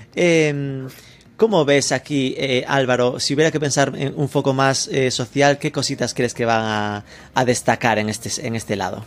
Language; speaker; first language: Spanish; native; Spanish